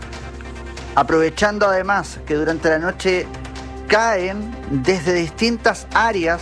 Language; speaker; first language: Spanish; native; Spanish